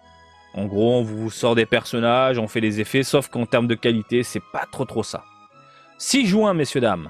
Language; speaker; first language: French; native; French